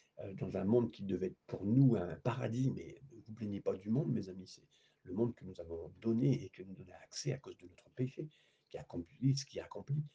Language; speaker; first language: French; native; French